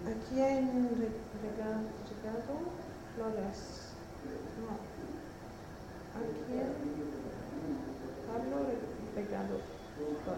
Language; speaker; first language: Spanish; non-native, learner; Swedish